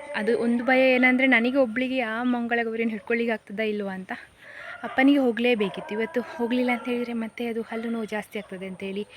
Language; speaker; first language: Kannada; non-native, local second language; Konkani